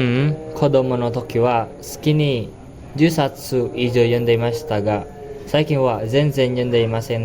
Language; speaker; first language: Japanese; non-native, learner; Indonesian